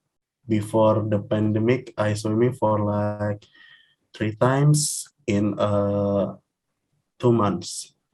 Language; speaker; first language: English; non-native, learner; Indonesian